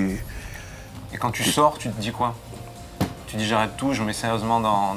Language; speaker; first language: French; native; French